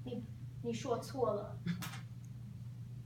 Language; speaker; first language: Chinese; non-native, learner; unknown